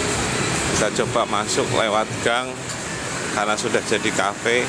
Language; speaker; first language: Indonesian; native; Indonesian